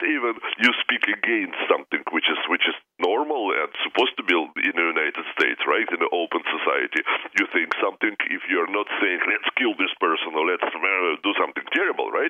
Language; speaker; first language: English; non-native, fluent; Russian